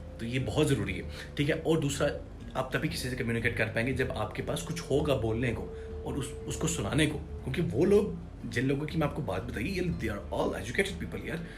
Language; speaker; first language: Urdu; non-native, local second language; Punjabi